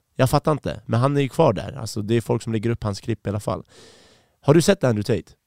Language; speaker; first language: Swedish; early bilingual, other home language; Persian